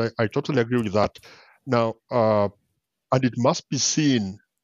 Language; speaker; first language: English; non-native, local second language; Luo (Kenya and Tanzania)